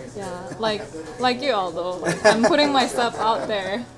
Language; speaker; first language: English; non-native, fluent; Korean